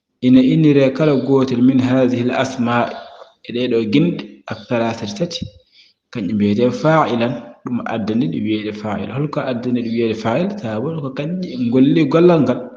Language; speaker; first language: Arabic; non-native, fluent; Fula